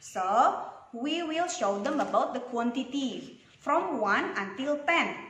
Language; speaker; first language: English; non-native, local second language; Indonesian